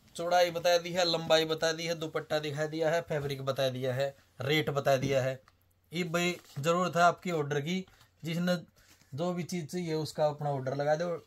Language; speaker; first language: Hindi; native; Hindi